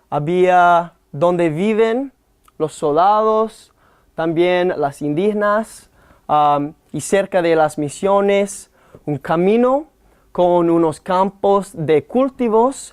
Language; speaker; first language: Spanish; non-native, learner; English